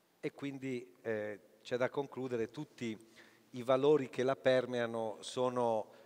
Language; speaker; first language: Italian; native; Italian